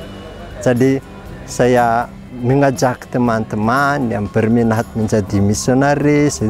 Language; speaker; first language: Indonesian; non-native, fluent; Malagasy